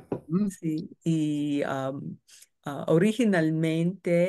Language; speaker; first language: Spanish; non-native, learner; English